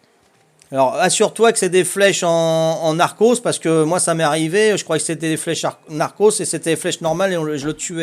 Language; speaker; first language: French; native; French